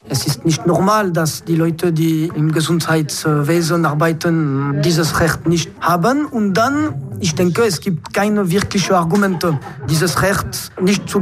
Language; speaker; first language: German; non-native, local second language; French